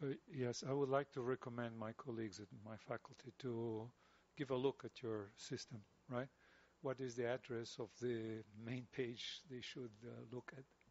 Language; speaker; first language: English; non-native, fluent; Portuguese